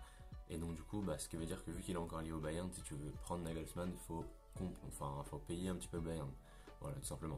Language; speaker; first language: French; native; French